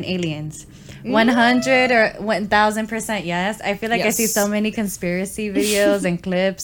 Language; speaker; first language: English; native; English